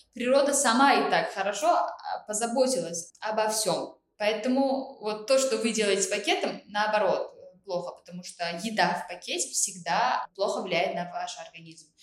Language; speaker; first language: Russian; non-native, local second language; Uzbek